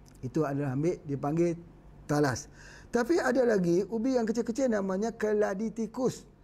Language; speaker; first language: Malay; native; Malay